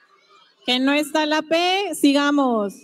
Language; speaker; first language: Spanish; native; Spanish